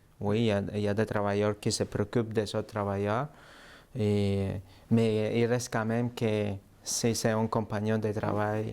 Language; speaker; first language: French; native; French